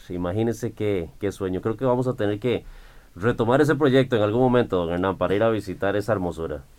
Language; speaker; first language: Spanish; native; Spanish